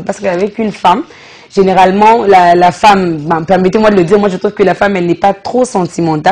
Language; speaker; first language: French; non-native, local second language; Lingala